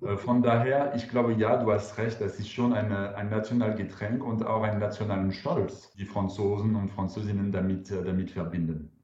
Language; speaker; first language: German; non-native, fluent; French